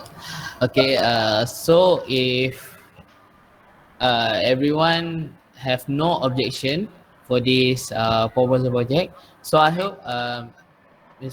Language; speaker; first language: English; non-native, learner; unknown